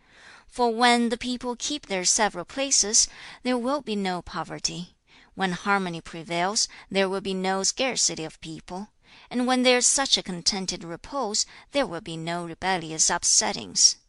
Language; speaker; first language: English; non-native, fluent; Chinese